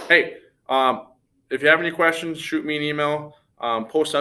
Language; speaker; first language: English; native; English